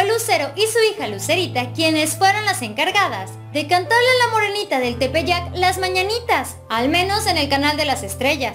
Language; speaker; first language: Spanish; native; Spanish